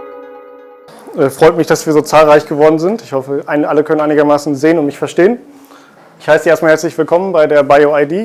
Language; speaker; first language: German; native; German